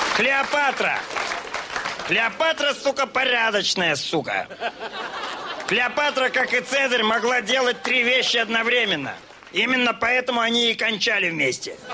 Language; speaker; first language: Russian; native; Russian